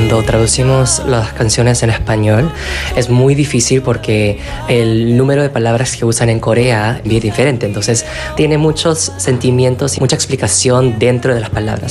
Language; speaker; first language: Spanish; non-native, fluent; Korean